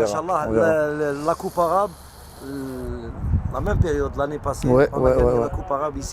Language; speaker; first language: French; non-native, local second language; Arabic